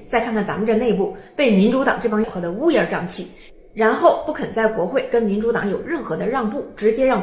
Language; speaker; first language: Chinese; native; Chinese